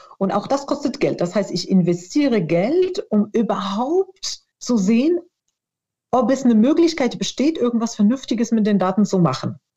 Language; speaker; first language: German; non-native, fluent; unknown